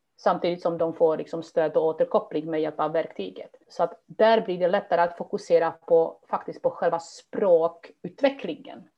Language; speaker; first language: Swedish; non-native, fluent; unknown